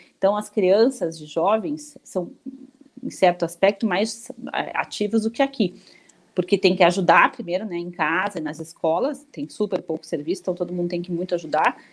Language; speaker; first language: Portuguese; native; Portuguese